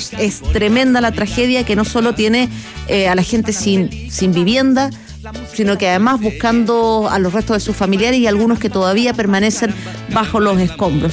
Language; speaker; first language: Spanish; native; Spanish